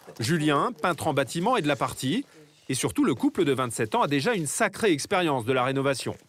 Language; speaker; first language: French; native; French